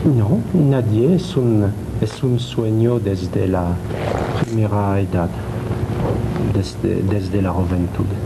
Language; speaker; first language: Spanish; non-native, learner; French